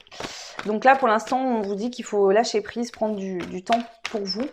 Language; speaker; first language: French; native; French